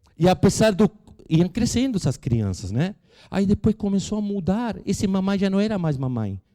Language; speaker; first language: Portuguese; non-native, fluent; Spanish